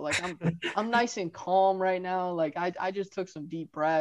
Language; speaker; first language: English; native; English